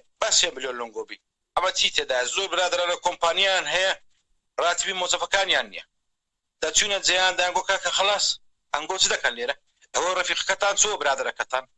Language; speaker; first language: Central Kurdish; native; Central Kurdish